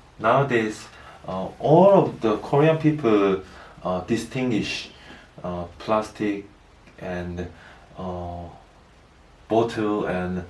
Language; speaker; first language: English; non-native, learner; Korean